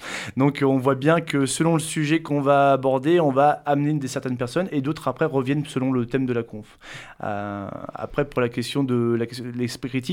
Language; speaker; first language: French; native; French